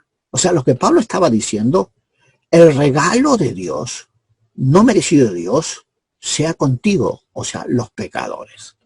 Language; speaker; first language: Spanish; native; Spanish